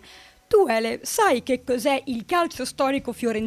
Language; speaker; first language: Italian; native; Italian